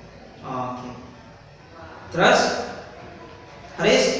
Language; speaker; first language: Indonesian; native; Indonesian